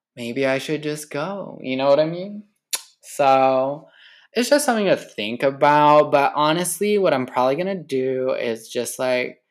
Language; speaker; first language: English; native; English